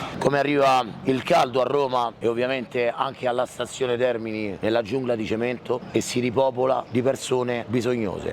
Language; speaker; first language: Italian; native; Italian